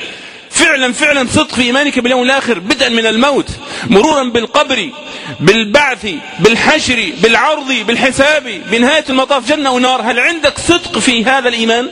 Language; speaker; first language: Arabic; native; Arabic